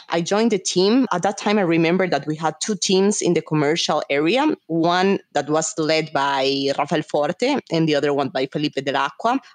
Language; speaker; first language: English; non-native, fluent; Spanish